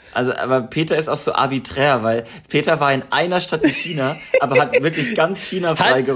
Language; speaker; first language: German; native; German